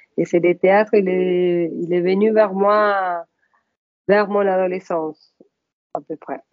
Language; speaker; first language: French; non-native, fluent; Spanish